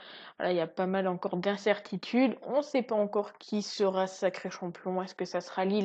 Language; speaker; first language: French; native; French